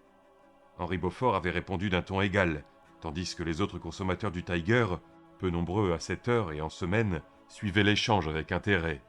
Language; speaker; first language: French; native; French